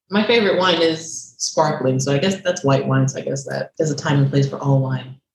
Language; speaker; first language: English; native; English